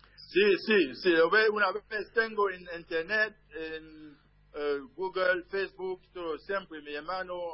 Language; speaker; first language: Spanish; non-native, learner; French